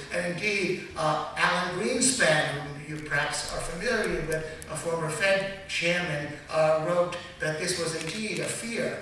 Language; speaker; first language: English; native; English